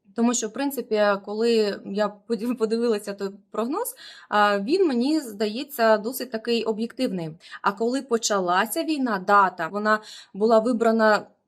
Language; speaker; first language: Ukrainian; non-native, local second language; Russian